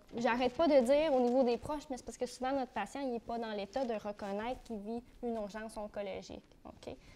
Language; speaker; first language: French; native; French